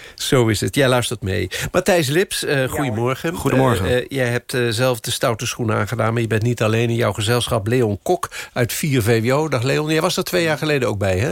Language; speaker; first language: Dutch; native; Dutch